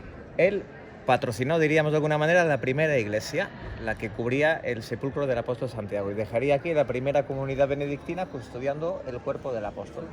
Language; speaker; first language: Spanish; native; Spanish